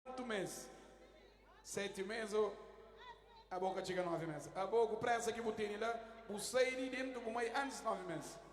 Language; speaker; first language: Portuguese; non-native, local second language; Kabuverdianu